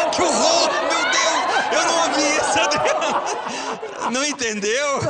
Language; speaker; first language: Portuguese; native; Portuguese